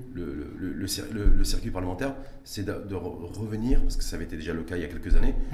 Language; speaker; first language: French; non-native, local second language; Arabic